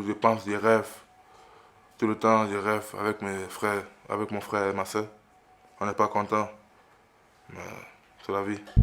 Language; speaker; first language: French; non-native, learner; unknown